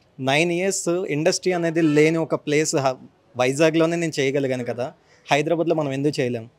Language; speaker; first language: Telugu; native; Telugu